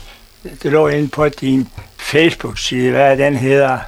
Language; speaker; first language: Danish; non-native, fluent; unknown